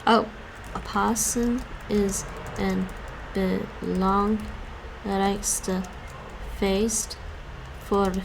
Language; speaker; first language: Dutch; non-native, learner; English